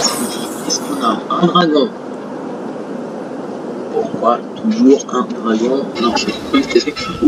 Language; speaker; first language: French; native; French